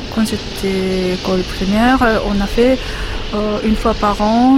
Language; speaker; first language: French; non-native, learner; Japanese